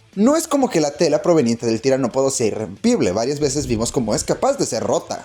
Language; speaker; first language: Spanish; native; Spanish